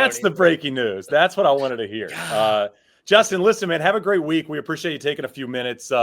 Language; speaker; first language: English; native; English